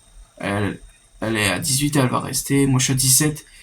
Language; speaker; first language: French; native; French